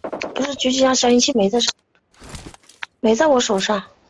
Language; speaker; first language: Chinese; native; Chinese